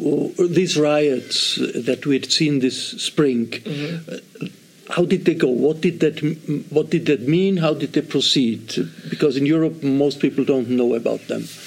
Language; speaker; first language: English; non-native, fluent; German